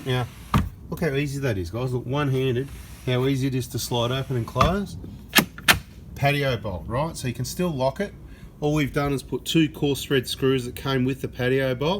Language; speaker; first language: English; native; English